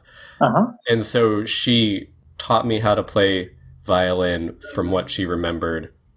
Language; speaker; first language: English; native; English